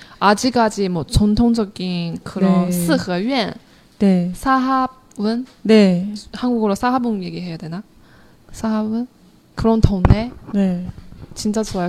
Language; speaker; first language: Korean; non-native, learner; Chinese